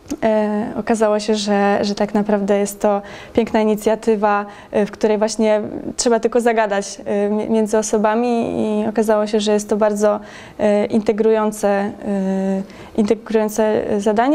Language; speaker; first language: Polish; native; Polish